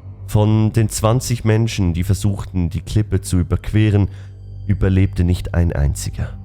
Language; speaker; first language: German; native; German